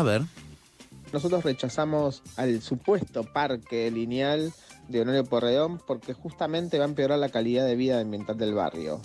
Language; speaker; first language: Spanish; native; Spanish